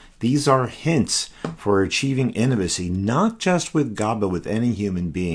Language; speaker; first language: English; native; English